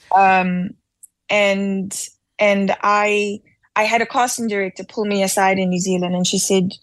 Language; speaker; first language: English; native; English